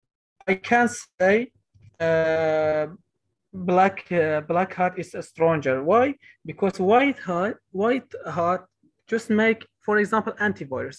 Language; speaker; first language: English; non-native, learner; Kurdish